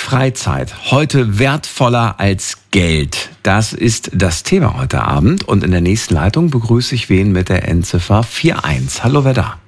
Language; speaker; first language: German; native; German